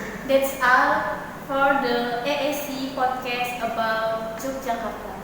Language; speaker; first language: English; non-native, learner; Indonesian